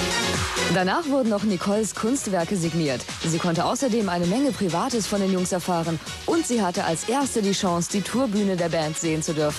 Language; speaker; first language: German; native; German